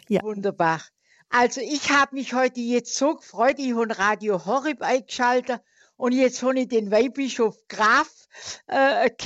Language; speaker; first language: German; native; German